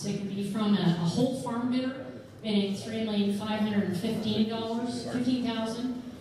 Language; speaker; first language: English; native; English